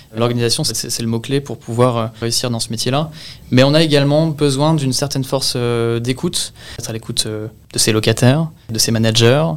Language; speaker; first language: French; native; French